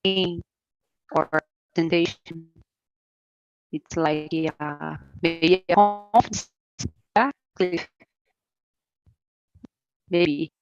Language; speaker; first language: English; non-native, learner; Portuguese